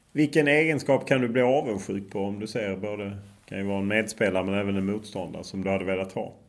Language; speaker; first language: Swedish; native; Swedish